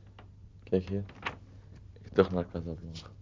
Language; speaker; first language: Dutch; non-native, learner; Arabic